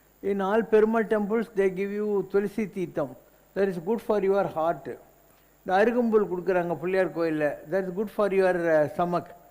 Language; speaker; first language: English; non-native, local second language; Tamil